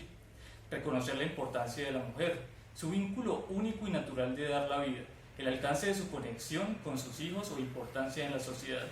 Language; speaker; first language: Spanish; native; Spanish